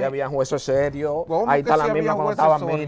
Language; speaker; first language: Spanish; native; Spanish